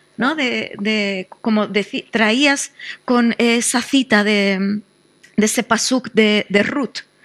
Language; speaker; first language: Spanish; native; Spanish